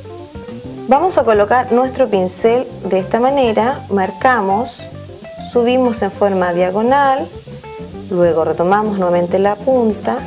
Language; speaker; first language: Spanish; native; Spanish